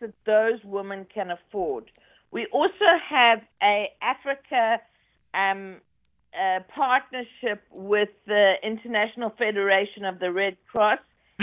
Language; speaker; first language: English; native; English